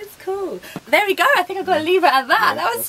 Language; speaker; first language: English; native; English